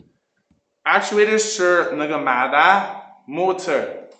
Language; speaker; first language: Chinese; non-native, learner; English